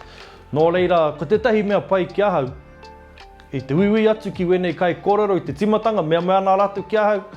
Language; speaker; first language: Māori; non-native, local second language; English